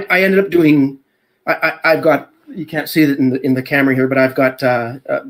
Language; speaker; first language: English; native; English